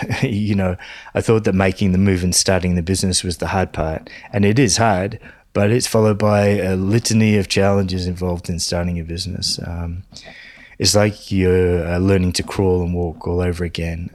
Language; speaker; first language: English; native; English